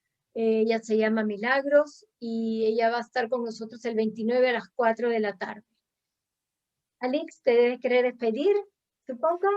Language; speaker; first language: Spanish; native; Spanish